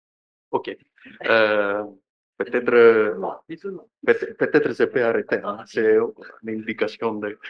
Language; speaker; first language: French; non-native, fluent; Greek